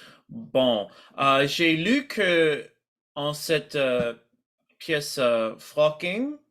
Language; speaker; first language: French; non-native, learner; English